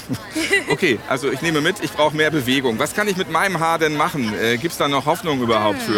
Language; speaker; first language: German; native; German